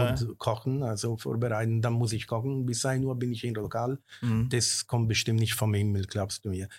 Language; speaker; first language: German; non-native, fluent; Italian